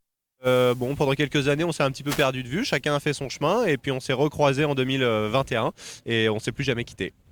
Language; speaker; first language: French; native; French